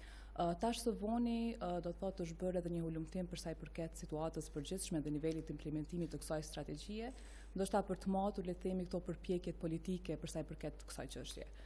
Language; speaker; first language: Albanian; native; Albanian